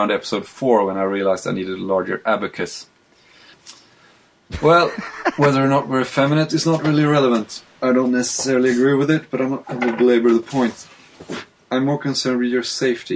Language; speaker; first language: English; non-native, fluent; Swedish